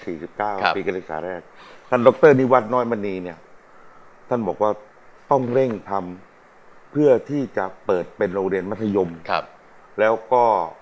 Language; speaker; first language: Thai; native; Thai